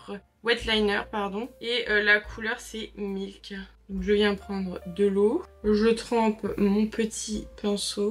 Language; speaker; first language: French; native; French